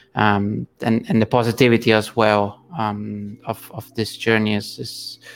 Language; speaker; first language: English; non-native, fluent; Italian